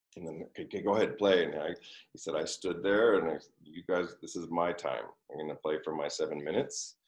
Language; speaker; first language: English; native; English